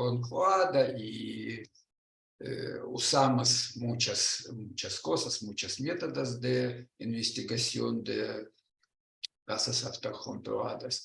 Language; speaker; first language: Spanish; non-native, learner; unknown